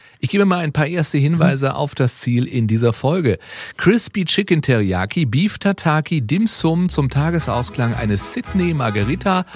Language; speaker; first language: German; native; German